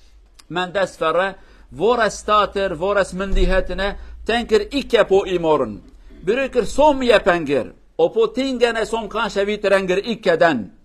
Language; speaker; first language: Norwegian; non-native, learner; Kurdish